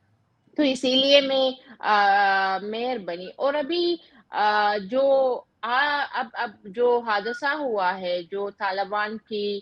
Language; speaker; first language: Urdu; non-native, fluent; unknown